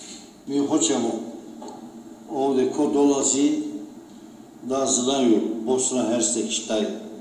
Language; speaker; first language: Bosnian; early bilingual, heritage; Turkish